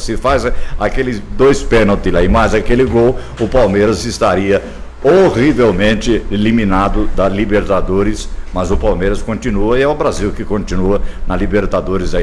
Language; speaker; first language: Portuguese; native; Portuguese